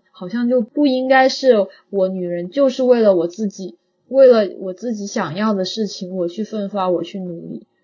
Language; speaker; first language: Chinese; native; Chinese